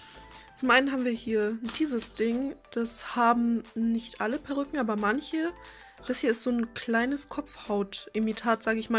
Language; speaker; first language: German; native; German